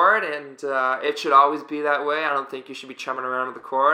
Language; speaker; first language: English; native; English